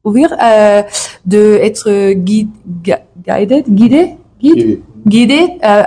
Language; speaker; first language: French; non-native, learner; English